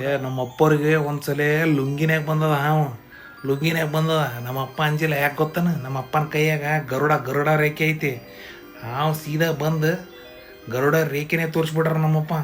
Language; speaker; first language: Kannada; native; Kannada